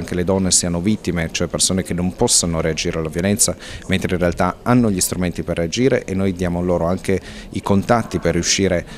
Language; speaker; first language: Italian; native; Italian